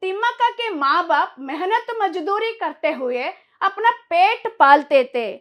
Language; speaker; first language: Hindi; non-native, local second language; Kannada